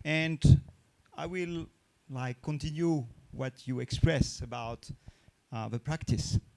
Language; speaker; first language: English; non-native, fluent; French